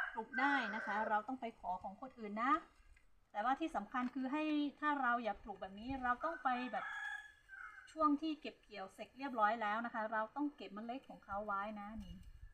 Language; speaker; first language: Thai; non-native, local second language; Hmong